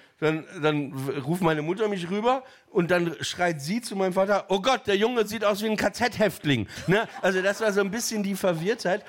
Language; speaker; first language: German; native; German